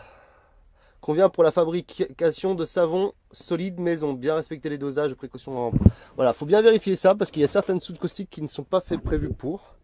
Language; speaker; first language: French; native; French